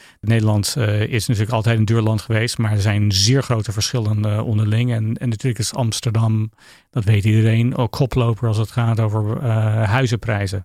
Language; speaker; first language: Dutch; non-native, fluent; English